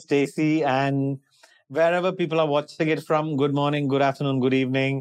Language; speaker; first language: English; non-native, local second language; Tamil